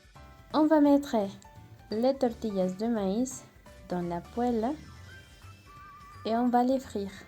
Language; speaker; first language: French; non-native, fluent; Spanish